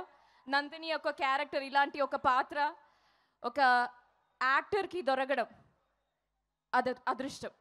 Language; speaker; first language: Telugu; non-native, fluent; Malayalam